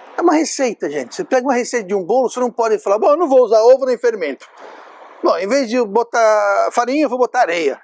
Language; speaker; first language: Portuguese; non-native, fluent; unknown